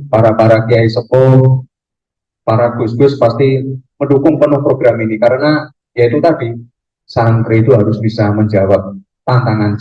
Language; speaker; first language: Indonesian; native; Indonesian